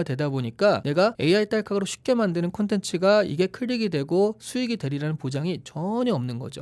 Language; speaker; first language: Korean; native; Korean